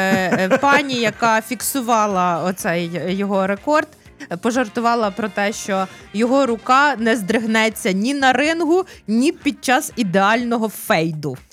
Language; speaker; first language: Ukrainian; native; Ukrainian